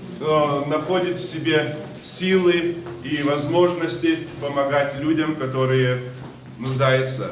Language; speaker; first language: Russian; non-native, local second language; Georgian